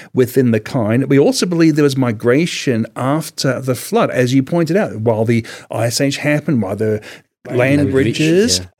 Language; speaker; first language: English; native; English